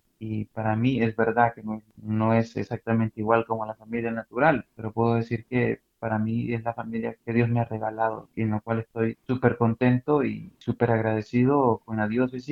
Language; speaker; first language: Spanish; native; Spanish